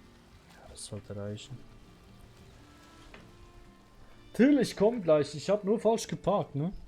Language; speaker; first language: German; native; German